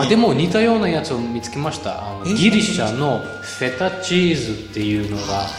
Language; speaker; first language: Japanese; non-native, fluent; Bulgarian